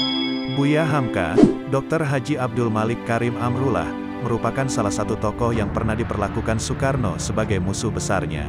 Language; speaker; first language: Indonesian; native; Indonesian